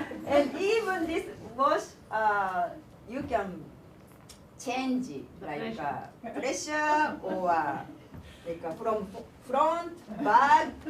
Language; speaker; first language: English; non-native, learner; Japanese